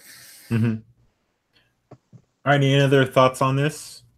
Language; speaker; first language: English; native; English